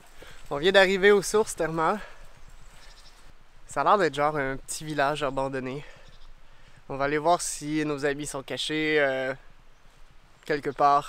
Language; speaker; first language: French; native; French